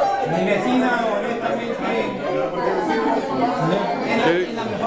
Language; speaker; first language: Spanish; early bilingual, heritage; Spanish